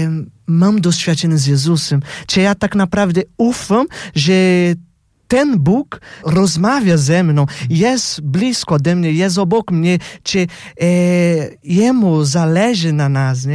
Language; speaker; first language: Polish; non-native, fluent; Portuguese